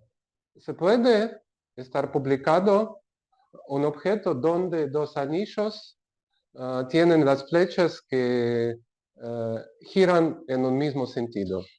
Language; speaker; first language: Spanish; non-native, learner; Russian